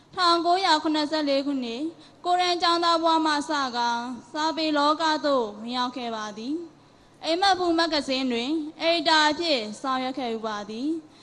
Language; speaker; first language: Burmese; native; Burmese